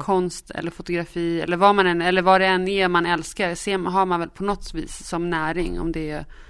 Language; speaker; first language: Swedish; native; Swedish